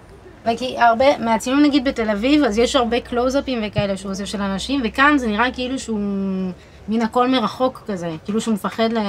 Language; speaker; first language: Hebrew; native; Hebrew